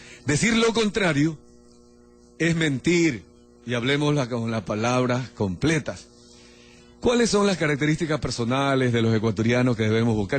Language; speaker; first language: Spanish; native; Spanish